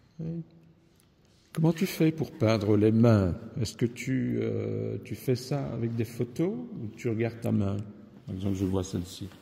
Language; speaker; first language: French; native; French